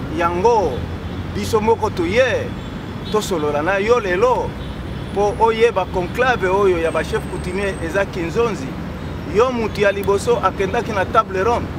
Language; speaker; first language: Lingala; non-native, local second language; Kongo